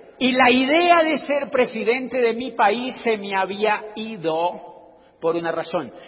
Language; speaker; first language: Spanish; native; Spanish